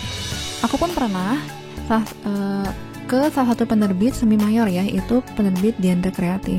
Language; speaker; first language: Indonesian; native; Indonesian